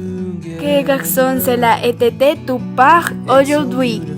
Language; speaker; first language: French; non-native, learner; Spanish